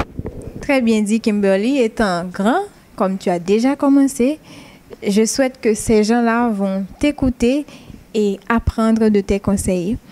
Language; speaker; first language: French; non-native, local second language; Haitian Creole